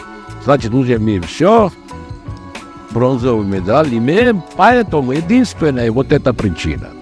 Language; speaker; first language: Russian; non-native, local second language; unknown